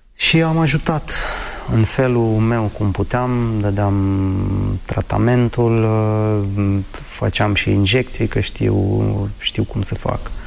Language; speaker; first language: Romanian; non-native, local second language; Ukrainian